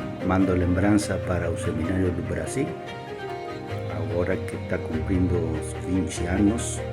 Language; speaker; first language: Portuguese; non-native, fluent; Spanish